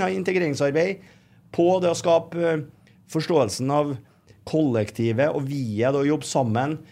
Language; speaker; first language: Norwegian; native; Norwegian